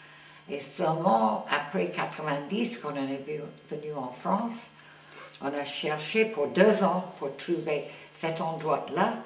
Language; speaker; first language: French; non-native, fluent; English